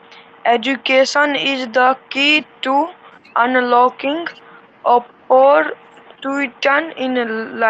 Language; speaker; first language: English; non-native, learner; Hindi